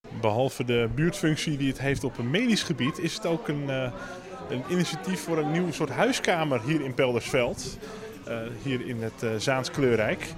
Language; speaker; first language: Dutch; native; Dutch